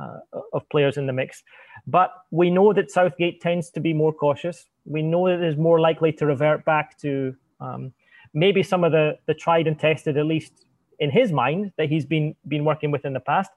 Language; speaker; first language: English; native; English